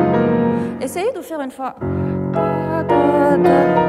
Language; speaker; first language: French; non-native, fluent; Japanese